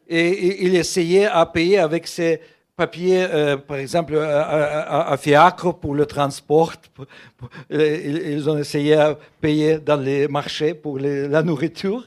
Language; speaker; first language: French; non-native, fluent; Russian